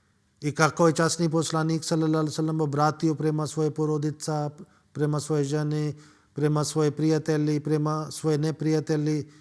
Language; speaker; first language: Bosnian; non-native, learner; Urdu